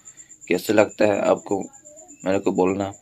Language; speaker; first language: Hindi; non-native, local second language; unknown